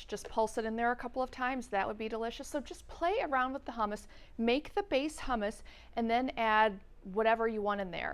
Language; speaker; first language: English; native; English